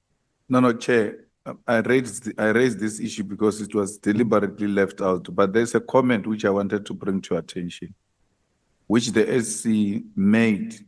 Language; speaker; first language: English; non-native, local second language; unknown